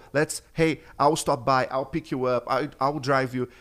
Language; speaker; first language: English; non-native, fluent; Portuguese